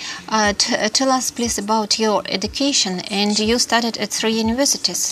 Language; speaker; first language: English; non-native, fluent; Russian